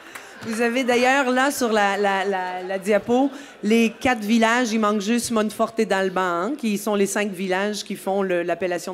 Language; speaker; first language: French; native; French